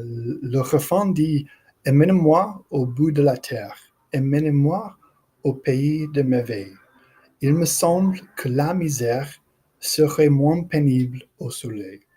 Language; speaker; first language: French; non-native, learner; English